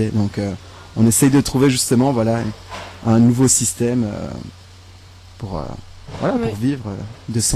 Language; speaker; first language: French; native; French